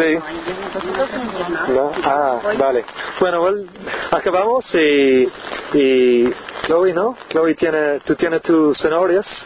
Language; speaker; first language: Spanish; non-native, learner; English